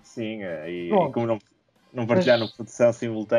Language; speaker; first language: Portuguese; native; Portuguese